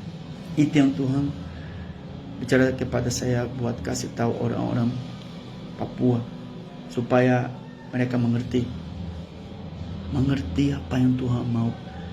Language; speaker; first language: Indonesian; non-native, learner; Portuguese